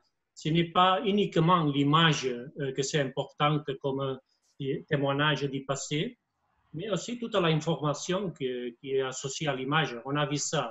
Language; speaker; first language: French; non-native, fluent; Spanish